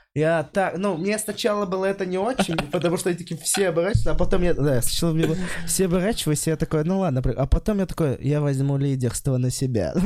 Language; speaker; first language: Russian; native; Russian